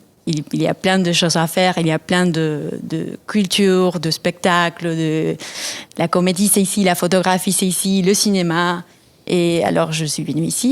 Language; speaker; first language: French; non-native, fluent; Spanish